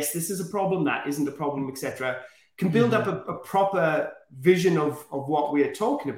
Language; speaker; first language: English; native; English